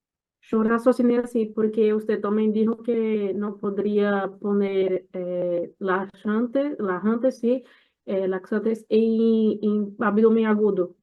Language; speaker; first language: Spanish; non-native, fluent; Portuguese